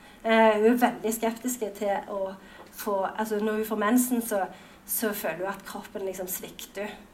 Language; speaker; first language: Norwegian; native; Norwegian